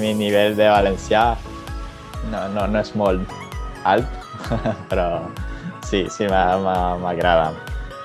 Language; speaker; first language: Catalan; non-native, learner; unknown